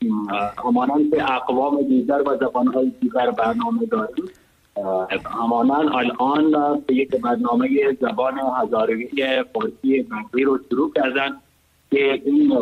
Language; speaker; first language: Persian; non-native, learner; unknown